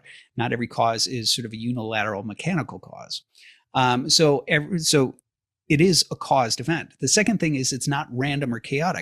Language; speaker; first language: English; native; English